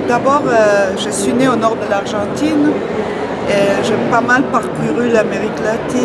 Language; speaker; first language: French; non-native, fluent; Spanish